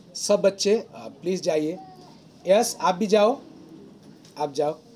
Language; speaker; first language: Hindi; non-native, local second language; Odia